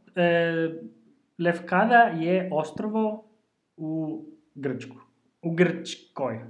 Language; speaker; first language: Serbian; non-native, learner; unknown